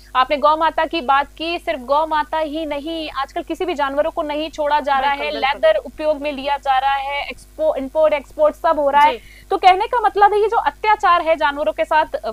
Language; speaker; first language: Hindi; native; Hindi